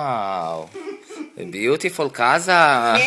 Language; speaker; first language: English; non-native, learner; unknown